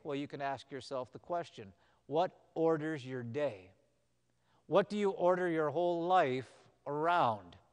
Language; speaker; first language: English; native; English